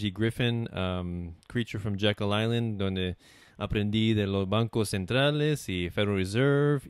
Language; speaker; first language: Spanish; non-native, learner; English